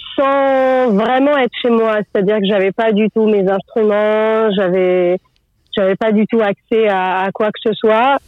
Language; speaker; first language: French; non-native, local second language; Arabic